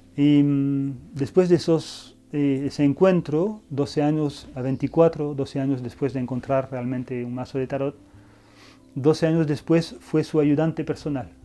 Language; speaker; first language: Spanish; non-native, fluent; French